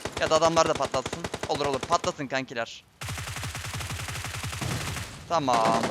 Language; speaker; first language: Turkish; native; Turkish